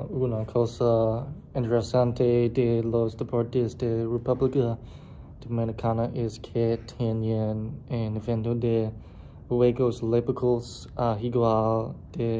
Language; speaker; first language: Spanish; non-native, learner; English